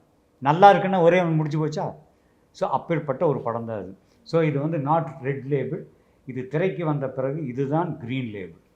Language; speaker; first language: Tamil; native; Tamil